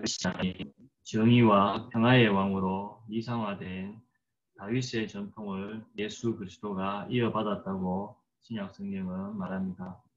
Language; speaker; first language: Korean; native; Korean